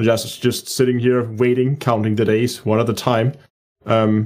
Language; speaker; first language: English; non-native, fluent; Danish